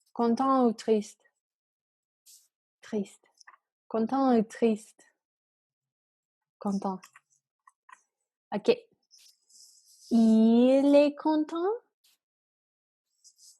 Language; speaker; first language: French; non-native, fluent; English